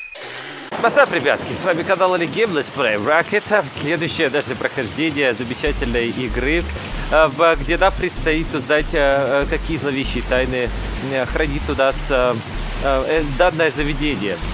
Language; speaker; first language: Russian; native; Russian